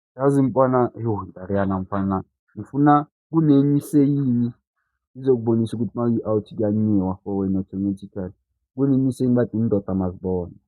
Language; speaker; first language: Zulu; native; Zulu